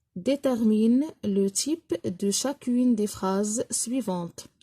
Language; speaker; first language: French; non-native, local second language; Arabic